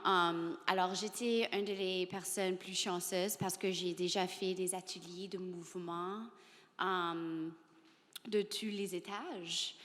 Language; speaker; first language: French; non-native, learner; English